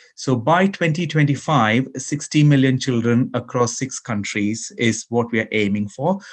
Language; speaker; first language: English; non-native, local second language; Malayalam